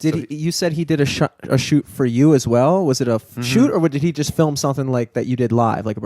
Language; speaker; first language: English; native; English